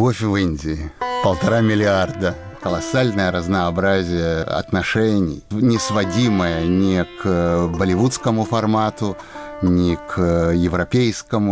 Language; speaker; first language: Russian; native; Russian